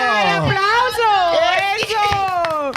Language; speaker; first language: Spanish; native; Spanish